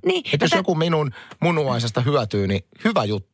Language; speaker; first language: Finnish; native; Finnish